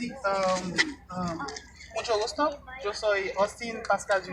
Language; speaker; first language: Spanish; non-native, fluent; Haitian Creole